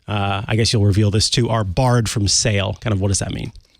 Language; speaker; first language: English; native; English